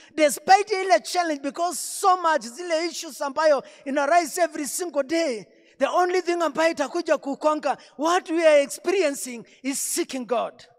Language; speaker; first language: English; non-native, local second language; Swahili